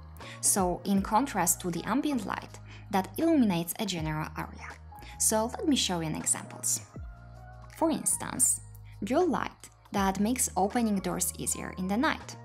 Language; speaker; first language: English; non-native, fluent; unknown